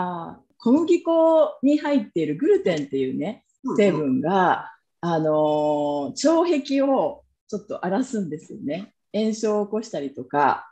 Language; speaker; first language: Japanese; native; Japanese